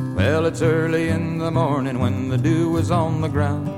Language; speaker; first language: English; native; English